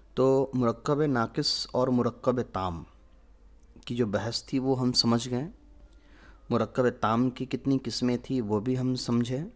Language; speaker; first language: Urdu; native; Urdu